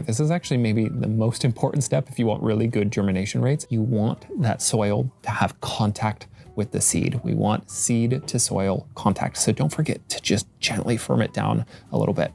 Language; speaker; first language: English; native; English